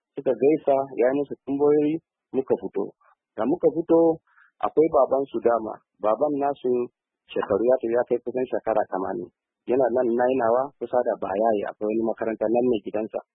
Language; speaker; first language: Hausa; native; Hausa